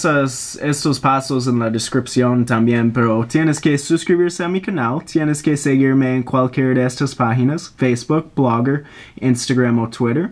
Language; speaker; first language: Spanish; non-native, learner; English